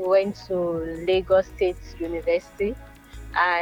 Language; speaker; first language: English; non-native, local second language; Yoruba